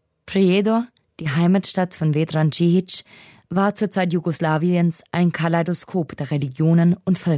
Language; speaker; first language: German; native; German